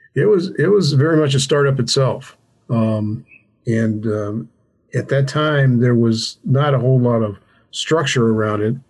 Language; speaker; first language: English; native; English